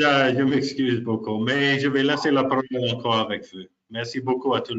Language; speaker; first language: French; non-native, learner; English